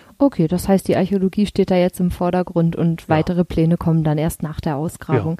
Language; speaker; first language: German; native; German